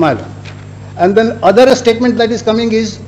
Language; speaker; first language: English; non-native, local second language; Hindi